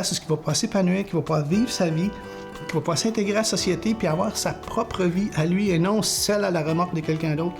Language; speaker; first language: French; native; French